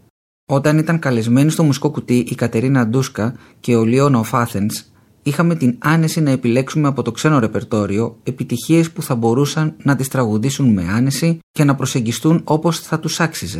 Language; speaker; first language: Greek; native; Greek